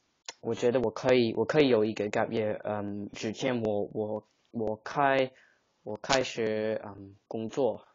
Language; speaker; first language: Chinese; non-native, learner; English